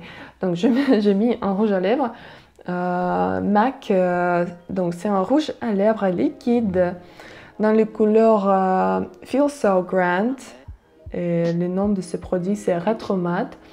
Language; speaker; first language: French; non-native, learner; Russian